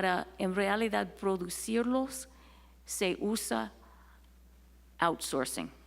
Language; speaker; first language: Spanish; non-native, fluent; English